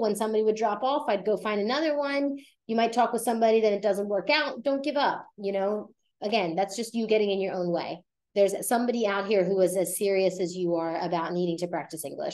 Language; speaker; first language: English; native; English